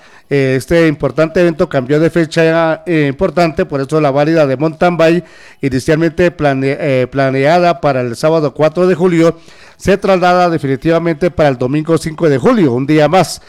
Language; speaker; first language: Spanish; native; Spanish